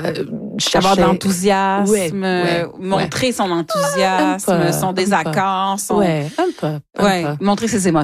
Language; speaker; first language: French; native; French